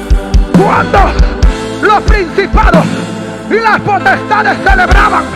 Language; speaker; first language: Spanish; native; Spanish